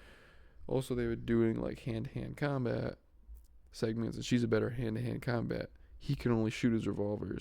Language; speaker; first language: English; native; English